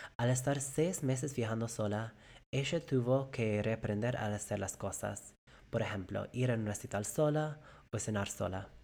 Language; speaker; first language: Spanish; non-native, fluent; English